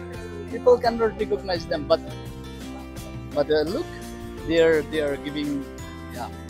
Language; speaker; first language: English; non-native, learner; Bangla